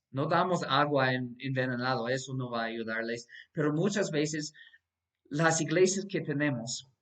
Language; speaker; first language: Spanish; non-native, fluent; English